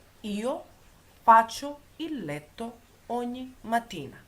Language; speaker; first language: Italian; non-native, fluent; Macedonian